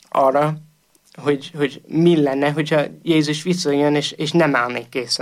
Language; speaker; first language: Hungarian; non-native, fluent; English